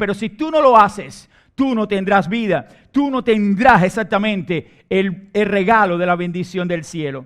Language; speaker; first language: Spanish; native; Spanish